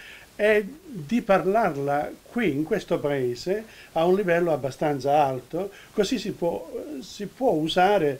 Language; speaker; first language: Italian; early bilingual, heritage; Italian